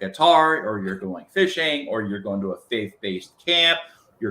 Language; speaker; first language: English; native; English